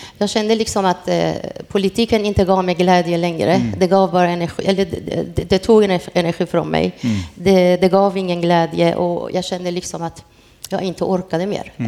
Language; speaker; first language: Swedish; non-native, fluent; Persian